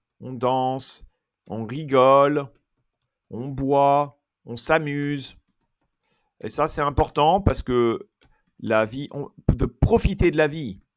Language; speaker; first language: French; native; French